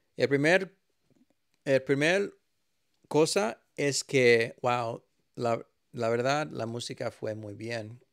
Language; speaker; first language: Spanish; early bilingual, heritage; Spanish